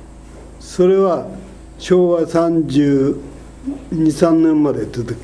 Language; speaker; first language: Japanese; native; Japanese